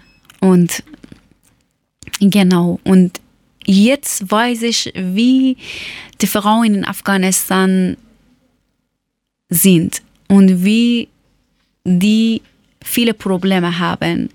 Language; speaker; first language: German; non-native, learner; Persian